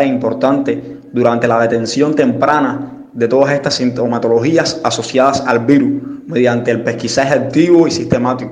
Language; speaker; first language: Spanish; native; Spanish